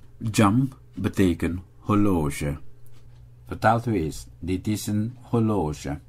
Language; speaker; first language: Dutch; non-native, fluent; Indonesian